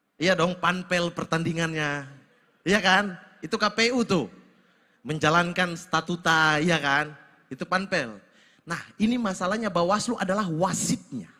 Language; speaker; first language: Indonesian; native; Indonesian